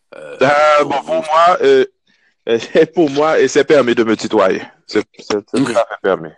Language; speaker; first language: French; non-native, local second language; Haitian Creole